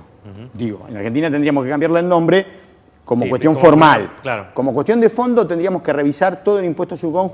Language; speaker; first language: Spanish; native; Spanish